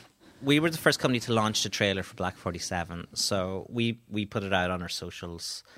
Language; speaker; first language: English; native; English